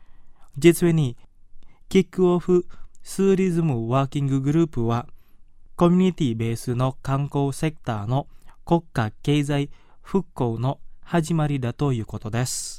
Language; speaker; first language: Japanese; non-native, fluent; Indonesian